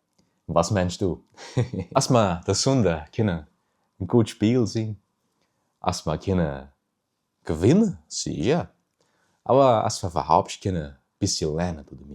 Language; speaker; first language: German; early bilingual, heritage; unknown